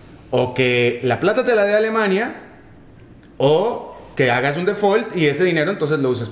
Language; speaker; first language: Spanish; native; Spanish